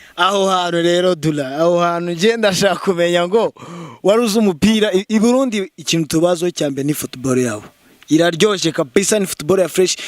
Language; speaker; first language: Kinyarwanda; native; Kinyarwanda